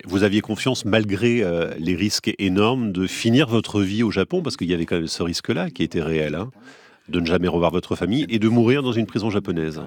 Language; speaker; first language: French; native; French